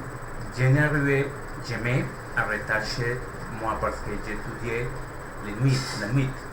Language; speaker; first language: French; non-native, learner; Spanish